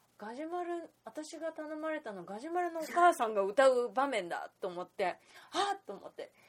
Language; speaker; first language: Japanese; native; Japanese